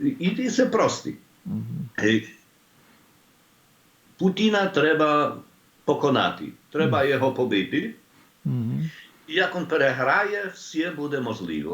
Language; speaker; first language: Ukrainian; non-native, learner; Polish